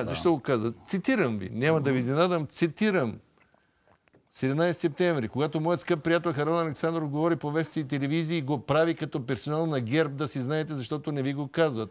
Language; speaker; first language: Bulgarian; native; Bulgarian